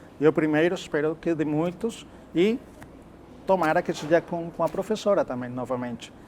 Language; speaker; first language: Portuguese; non-native, fluent; Spanish